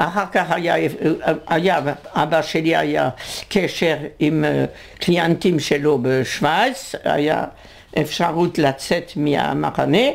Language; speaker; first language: Hebrew; non-native, fluent; French